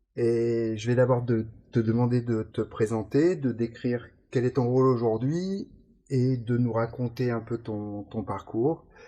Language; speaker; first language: French; native; French